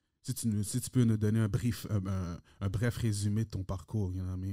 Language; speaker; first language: French; early bilingual, heritage; French